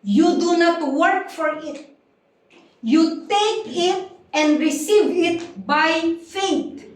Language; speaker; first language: English; non-native, local second language; Filipino